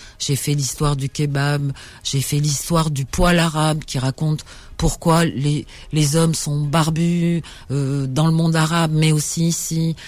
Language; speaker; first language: French; native; French